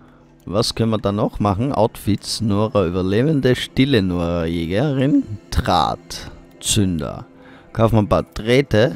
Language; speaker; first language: German; native; German